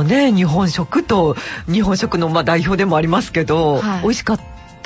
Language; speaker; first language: Japanese; native; Japanese